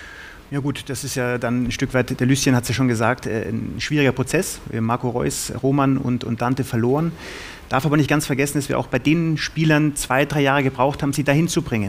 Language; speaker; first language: German; native; German